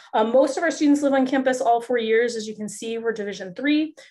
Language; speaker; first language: English; native; English